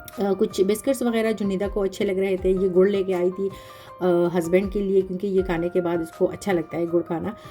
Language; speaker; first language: Urdu; non-native, local second language; Pashto